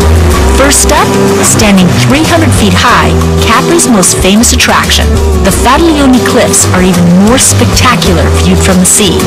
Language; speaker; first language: English; early bilingual, other home language; Italian